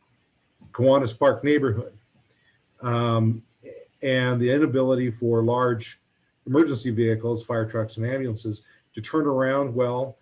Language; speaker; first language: English; native; English